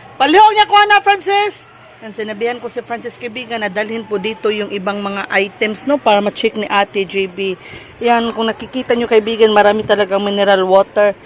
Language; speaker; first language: Filipino; non-native, local second language; Cebuano